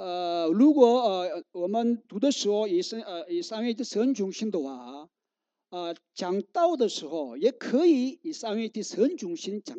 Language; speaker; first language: Chinese; non-native, learner; Korean